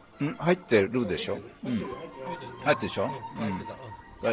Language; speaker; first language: Japanese; native; Japanese